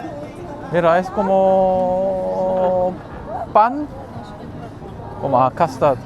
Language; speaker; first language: Spanish; non-native, learner; Korean